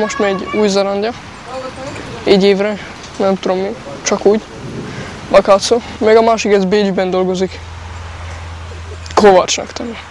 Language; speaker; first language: Hungarian; non-native, learner; German